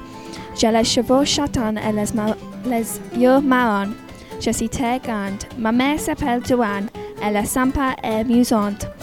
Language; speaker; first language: French; non-native, learner; English